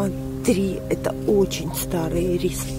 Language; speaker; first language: Russian; native; Russian